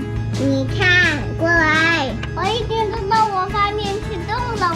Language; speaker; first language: Chinese; early bilingual, heritage; Chinese